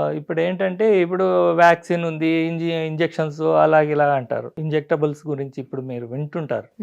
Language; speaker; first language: Telugu; native; Telugu